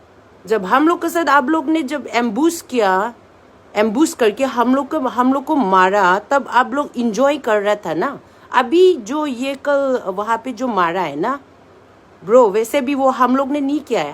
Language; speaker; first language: Hindi; non-native, local second language; Manipuri